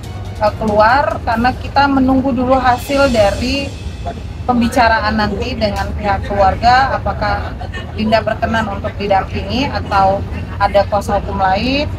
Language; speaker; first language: Indonesian; native; Indonesian